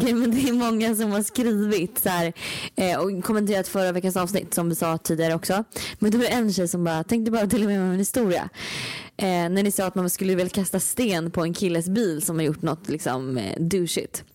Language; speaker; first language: Swedish; native; Swedish